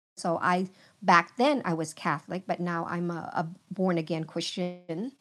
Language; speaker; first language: English; early bilingual, other home language; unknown